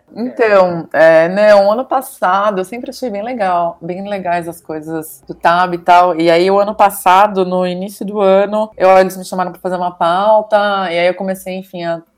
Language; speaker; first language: Portuguese; native; Portuguese